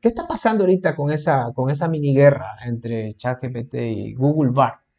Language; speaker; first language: Spanish; native; Spanish